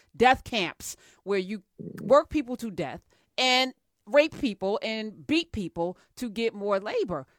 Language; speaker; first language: English; native; English